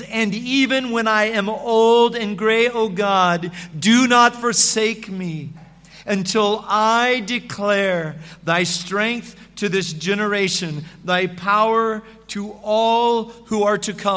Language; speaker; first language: English; native; English